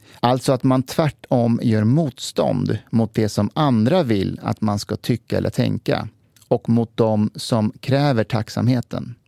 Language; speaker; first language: Swedish; early bilingual, other home language; Persian